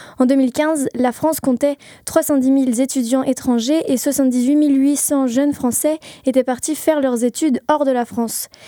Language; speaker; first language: French; native; French